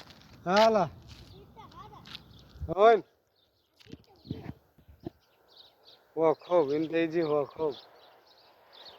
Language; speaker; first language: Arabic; non-native, learner; Hindi